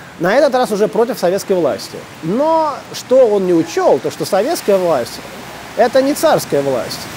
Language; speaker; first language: Russian; native; Russian